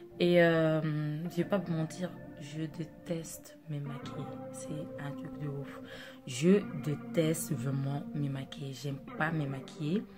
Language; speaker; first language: French; non-native, local second language; Portuguese